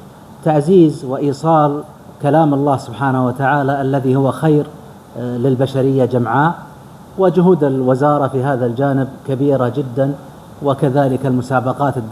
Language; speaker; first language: Arabic; native; Arabic